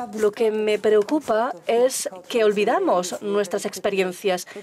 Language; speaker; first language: Spanish; non-native, fluent; Turkish